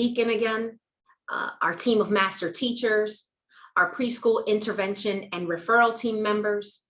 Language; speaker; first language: English; native; English